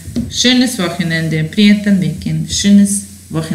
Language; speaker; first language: German; non-native, fluent; Serbian